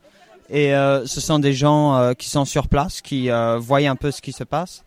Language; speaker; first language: French; non-native, fluent; German